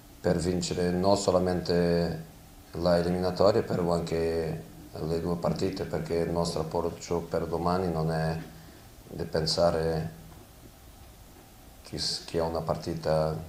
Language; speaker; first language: Italian; non-native, fluent; Portuguese